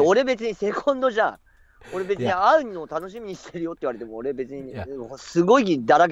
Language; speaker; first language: Japanese; native; Japanese